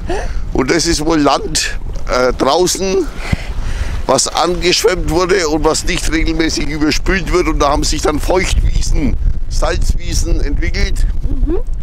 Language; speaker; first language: German; native; German